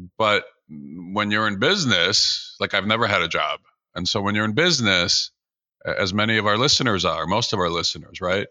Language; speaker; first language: English; early bilingual, other home language; Russian